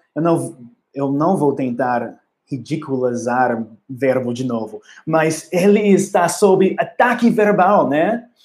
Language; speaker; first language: Portuguese; non-native, learner; English